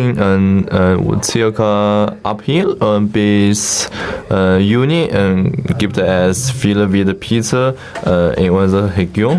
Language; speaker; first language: German; non-native, learner; Chinese